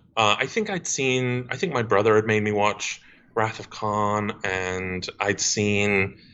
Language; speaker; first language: English; native; English